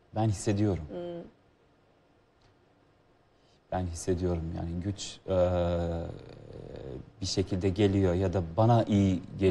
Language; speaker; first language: Turkish; non-native, fluent; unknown